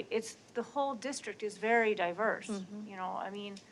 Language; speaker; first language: English; native; English